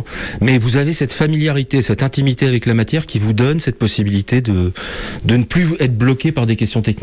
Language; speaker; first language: French; native; French